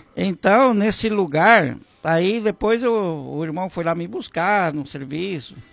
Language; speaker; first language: Portuguese; non-native, fluent; Guarani